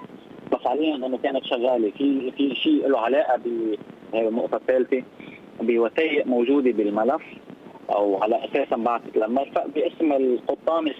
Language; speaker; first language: Arabic; native; Arabic